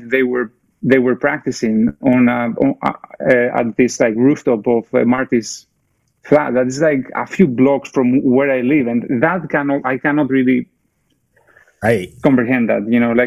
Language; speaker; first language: English; non-native, fluent; Greek